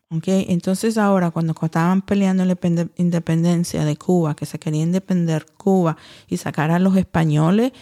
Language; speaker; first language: Spanish; early bilingual, heritage; Spanish